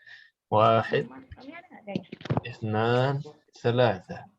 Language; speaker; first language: Arabic; non-native, fluent; Indonesian